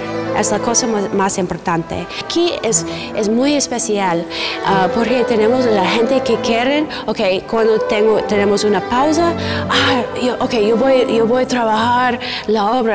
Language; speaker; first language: Spanish; non-native, fluent; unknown